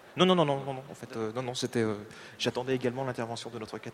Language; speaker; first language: French; native; French